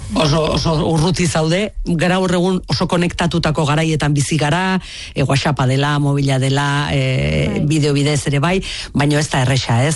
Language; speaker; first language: Basque; native; Basque